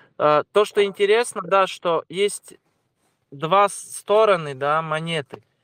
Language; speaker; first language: Russian; non-native, local second language; Latvian